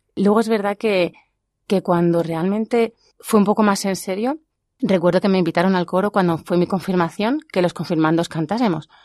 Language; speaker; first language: Spanish; native; Spanish